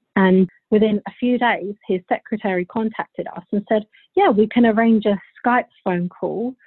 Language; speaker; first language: English; early bilingual, other home language; Bulgarian